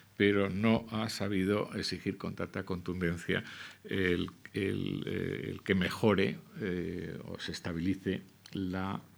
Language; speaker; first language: Spanish; native; Spanish